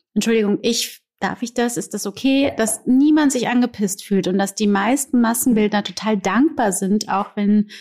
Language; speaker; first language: German; native; German